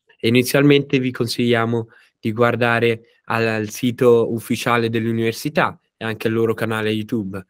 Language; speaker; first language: Italian; native; Italian